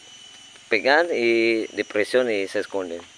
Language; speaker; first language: Spanish; non-native, learner; Indonesian